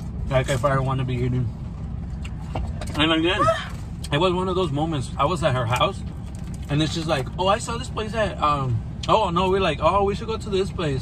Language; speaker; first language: English; early bilingual, other home language; Spanish